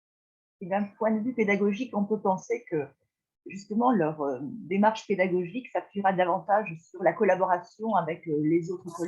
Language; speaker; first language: French; native; French